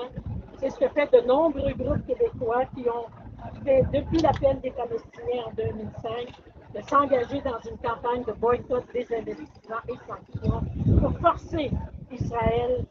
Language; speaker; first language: French; native; French